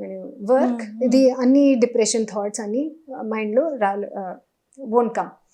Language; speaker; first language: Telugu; non-native, learner; Hindi